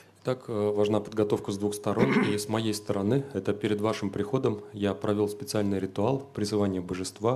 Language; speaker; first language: Russian; native; Russian